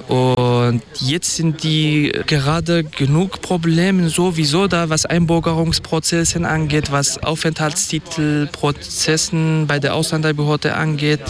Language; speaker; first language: German; non-native, fluent; Kurdish